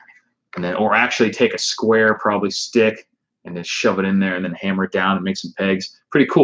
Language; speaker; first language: English; native; English